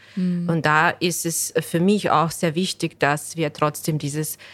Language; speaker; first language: German; non-native, fluent; Bosnian